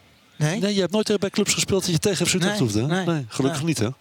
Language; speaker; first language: Dutch; native; Dutch